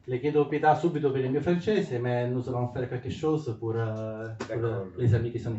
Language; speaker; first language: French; non-native, learner; Italian